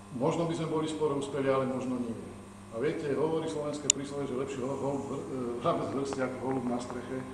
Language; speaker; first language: Slovak; native; Slovak